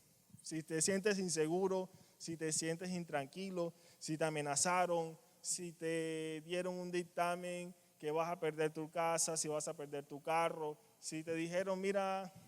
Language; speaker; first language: Spanish; native; Spanish